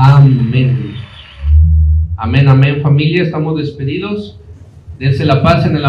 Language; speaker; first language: Spanish; native; Spanish